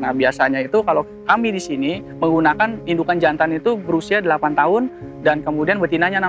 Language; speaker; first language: Indonesian; native; Indonesian